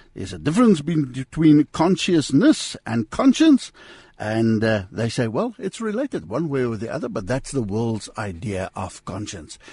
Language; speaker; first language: English; non-native, local second language; Afrikaans